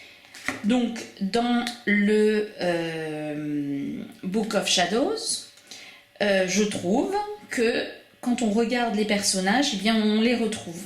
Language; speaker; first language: French; native; French